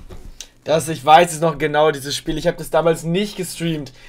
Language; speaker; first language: German; native; German